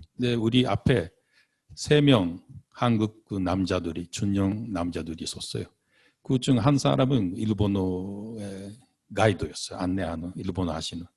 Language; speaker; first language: Korean; non-native, fluent; Japanese